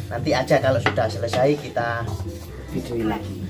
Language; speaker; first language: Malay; non-native, local second language; Javanese